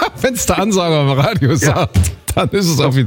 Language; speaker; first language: German; native; German